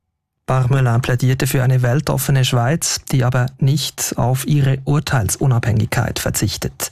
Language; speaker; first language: German; native; German